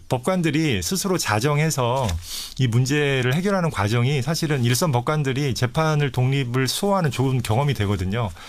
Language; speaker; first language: Korean; native; Korean